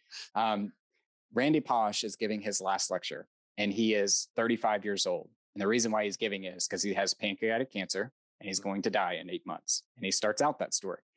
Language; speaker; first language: English; native; English